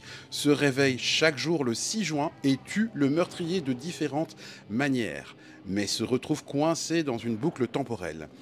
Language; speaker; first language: French; native; French